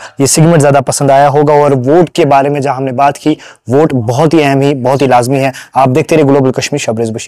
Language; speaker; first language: Hindi; non-native, local second language; Kashmiri